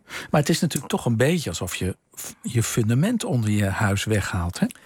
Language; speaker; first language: Dutch; native; Dutch